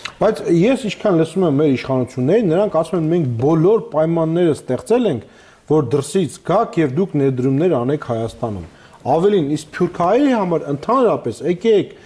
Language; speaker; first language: Armenian; native; Armenian